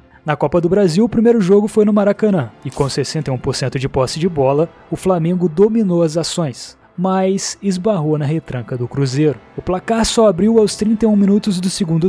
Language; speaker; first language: Portuguese; native; Portuguese